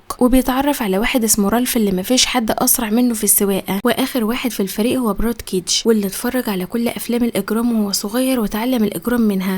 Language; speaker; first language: Arabic; native; Arabic